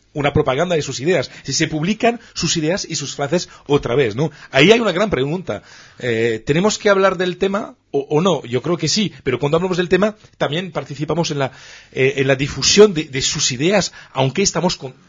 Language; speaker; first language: Spanish; non-native, fluent; French